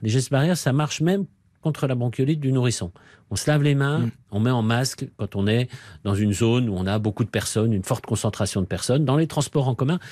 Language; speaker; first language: French; native; French